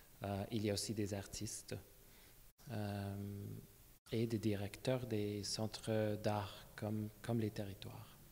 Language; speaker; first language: French; non-native, fluent; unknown